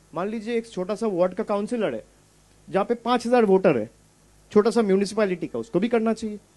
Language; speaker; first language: Hindi; non-native, local second language; Bangla